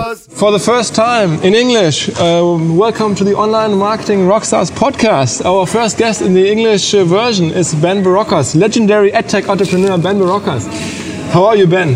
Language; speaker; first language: English; non-native, fluent; German